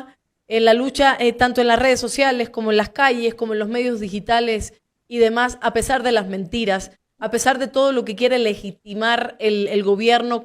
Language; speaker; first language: Spanish; native; Spanish